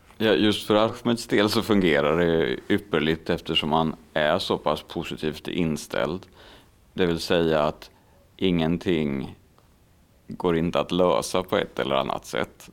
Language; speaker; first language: Swedish; native; Swedish